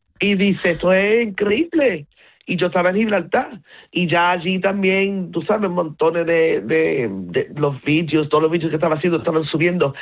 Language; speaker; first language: Spanish; non-native, local second language; Hindi